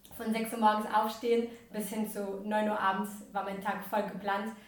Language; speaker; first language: German; early bilingual, other home language; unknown